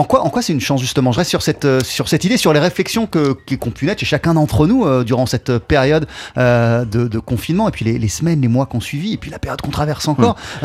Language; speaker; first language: French; native; French